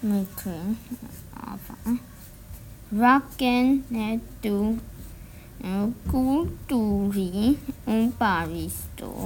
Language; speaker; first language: Finnish; non-native, learner; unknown